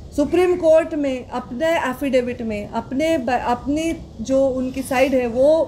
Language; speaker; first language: Hindi; non-native, local second language; Marathi